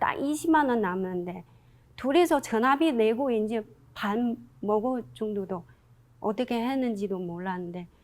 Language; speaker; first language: Korean; non-native, learner; Chinese